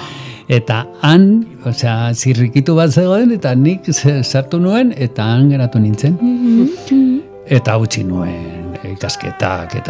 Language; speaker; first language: Basque; non-native, local second language; Spanish